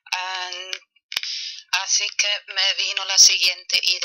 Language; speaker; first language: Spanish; non-native, fluent; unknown